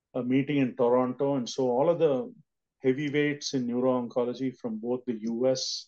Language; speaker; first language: English; non-native, local second language; Telugu